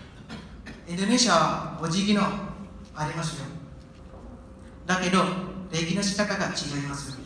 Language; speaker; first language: Japanese; non-native, learner; Indonesian